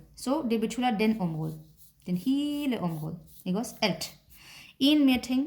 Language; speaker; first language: Danish; non-native, fluent; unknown